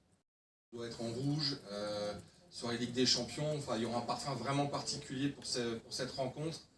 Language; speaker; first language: French; native; French